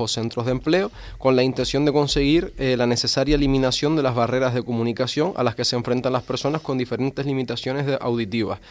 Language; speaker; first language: Spanish; native; Spanish